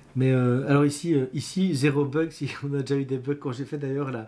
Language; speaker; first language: French; native; French